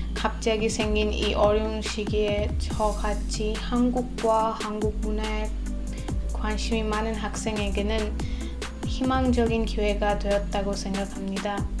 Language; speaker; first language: Korean; non-native, fluent; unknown